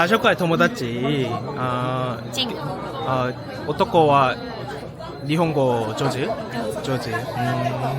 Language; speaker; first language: Japanese; non-native, learner; Korean